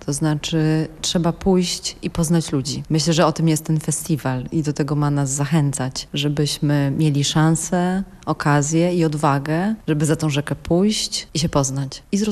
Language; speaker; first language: Polish; native; Polish